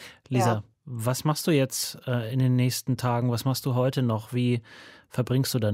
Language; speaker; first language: German; native; German